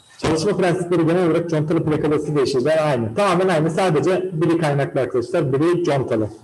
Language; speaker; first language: Turkish; native; Turkish